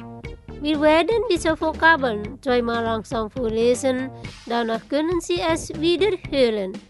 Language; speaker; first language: German; non-native, fluent; Indonesian